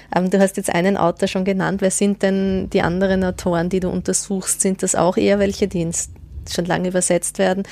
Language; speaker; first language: German; native; German